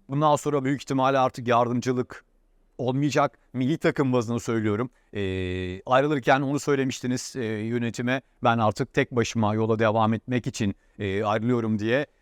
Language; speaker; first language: Turkish; native; Turkish